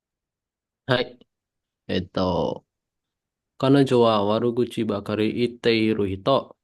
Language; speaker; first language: Japanese; non-native, learner; Indonesian